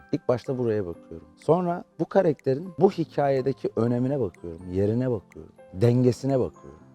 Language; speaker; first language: Turkish; native; Turkish